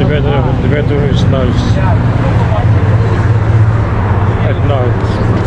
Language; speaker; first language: English; non-native, learner; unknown